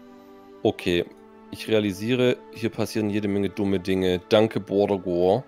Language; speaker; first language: German; native; German